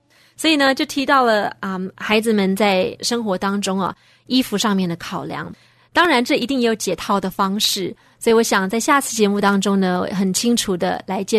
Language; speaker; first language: Chinese; native; Chinese